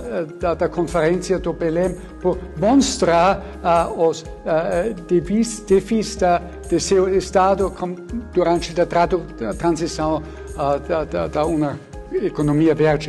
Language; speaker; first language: Portuguese; non-native, fluent; German